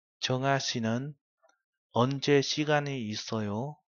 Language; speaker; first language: Korean; non-native, learner; Vietnamese